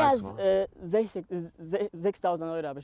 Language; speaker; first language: German; non-native, learner; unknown